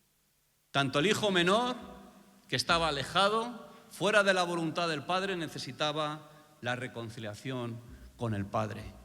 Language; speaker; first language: Spanish; native; Spanish